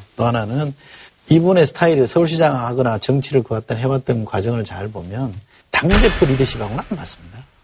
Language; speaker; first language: Korean; native; Korean